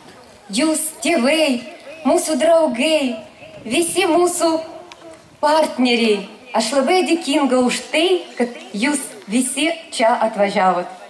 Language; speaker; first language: Lithuanian; non-native, fluent; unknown